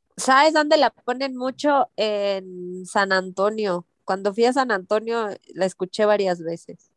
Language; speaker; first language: Spanish; native; Spanish